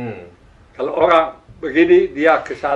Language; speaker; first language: Indonesian; non-native, learner; Dutch